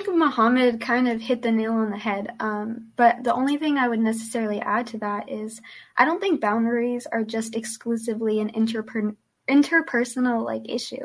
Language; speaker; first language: English; early bilingual, other home language; Spanish